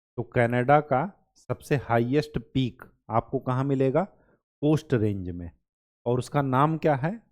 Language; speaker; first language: Hindi; native; Hindi